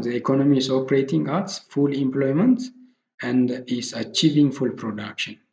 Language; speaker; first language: English; non-native, local second language; Amharic